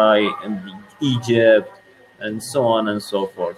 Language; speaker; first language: English; non-native, fluent; Persian